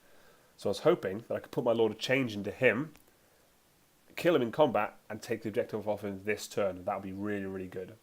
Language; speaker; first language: English; native; English